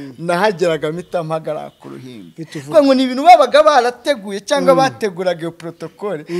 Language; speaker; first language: Kinyarwanda; native; Kinyarwanda